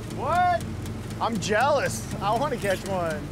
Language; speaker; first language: English; native; English